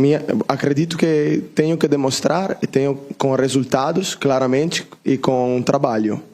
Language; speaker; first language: Portuguese; non-native, learner; Italian